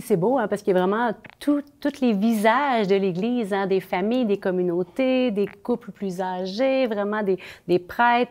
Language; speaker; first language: French; native; French